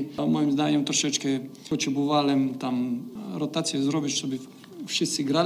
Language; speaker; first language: Polish; non-native, fluent; Macedonian